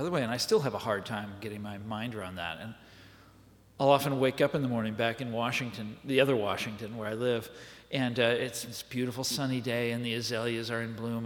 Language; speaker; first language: English; native; English